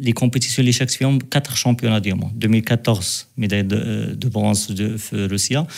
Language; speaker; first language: French; non-native, local second language; Arabic